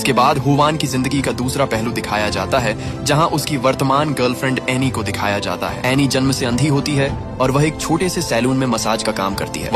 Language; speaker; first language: Hindi; native; Hindi